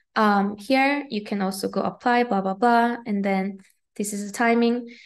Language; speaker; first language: English; native; English